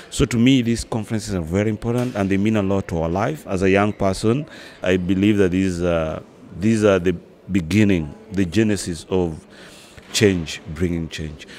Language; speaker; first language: English; non-native, local second language; Luo (Kenya and Tanzania)